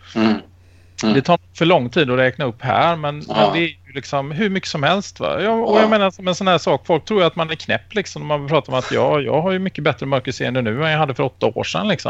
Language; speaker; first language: Swedish; native; Swedish